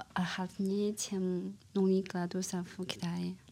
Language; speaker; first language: Russian; non-native, learner; Chinese